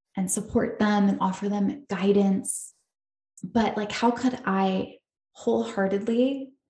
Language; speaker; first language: English; native; English